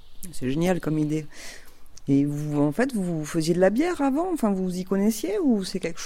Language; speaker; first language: French; native; French